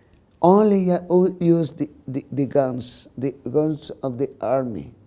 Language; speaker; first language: English; non-native, learner; Spanish